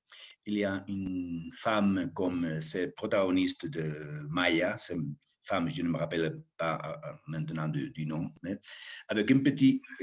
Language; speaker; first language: French; non-native, fluent; Spanish